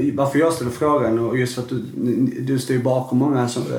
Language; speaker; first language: Swedish; native; Swedish